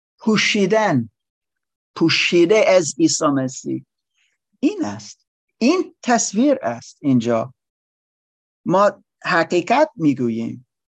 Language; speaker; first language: Persian; non-native, learner; English